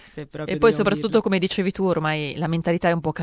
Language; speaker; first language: Italian; native; Italian